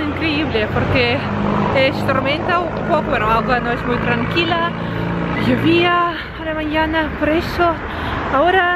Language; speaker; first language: Spanish; non-native, learner; Russian